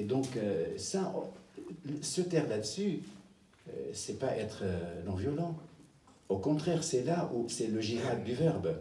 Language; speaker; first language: French; non-native, fluent; Arabic